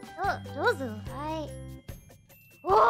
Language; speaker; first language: Japanese; non-native, learner; English